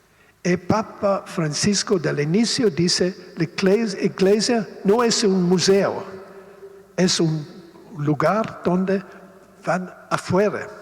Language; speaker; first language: Spanish; non-native, learner; Italian